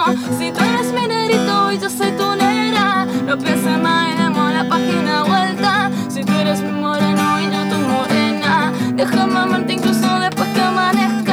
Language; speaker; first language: Spanish; native; Spanish